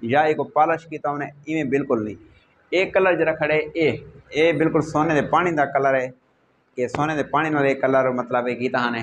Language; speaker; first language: Urdu; non-native, local second language; Saraiki